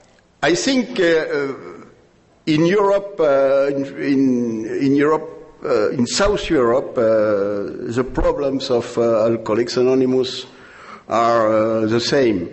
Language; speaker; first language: English; non-native, learner; French